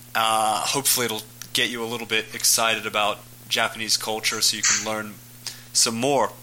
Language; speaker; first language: English; native; English